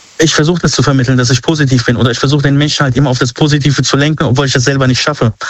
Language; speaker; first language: German; non-native, fluent; Arabic